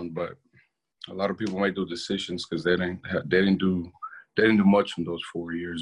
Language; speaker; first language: English; non-native, fluent; Spanish